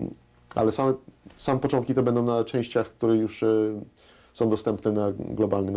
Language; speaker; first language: Polish; early bilingual, heritage; Polish